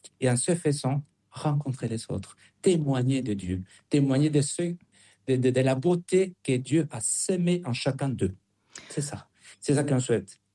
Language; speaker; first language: French; non-native, fluent; Spanish